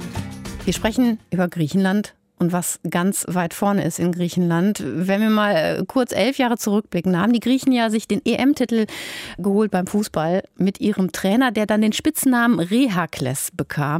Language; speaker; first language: German; native; German